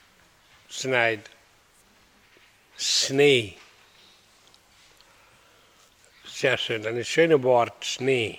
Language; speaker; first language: German; non-native, learner; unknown